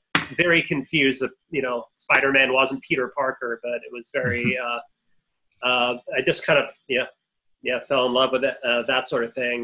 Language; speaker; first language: English; native; English